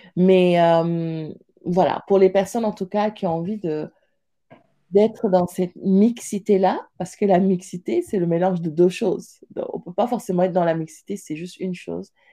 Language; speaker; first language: French; non-native, local second language; Wolof